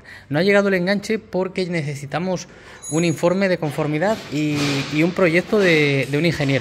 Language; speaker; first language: Spanish; native; Spanish